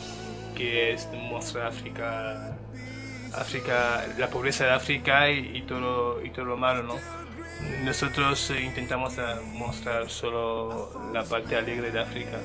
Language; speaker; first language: Spanish; non-native, fluent; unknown